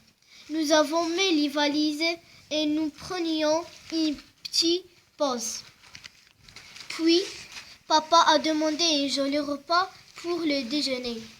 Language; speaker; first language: French; non-native, learner; Arabic